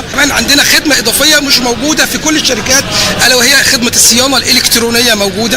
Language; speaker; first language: Arabic; native; Arabic